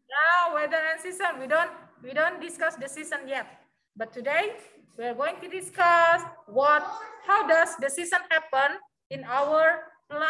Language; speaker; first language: English; non-native, learner; Indonesian